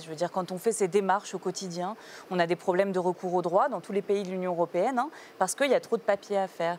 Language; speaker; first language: French; native; French